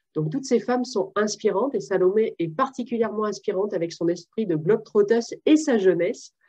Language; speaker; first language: French; native; French